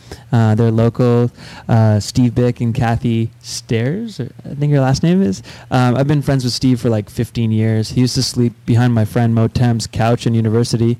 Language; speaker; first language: English; native; English